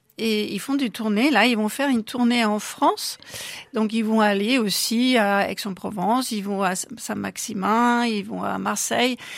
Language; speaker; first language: French; non-native, fluent; German